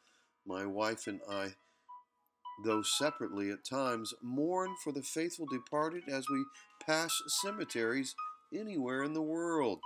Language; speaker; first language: English; native; English